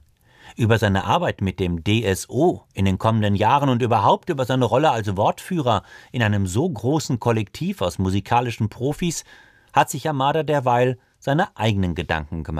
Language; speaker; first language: German; native; German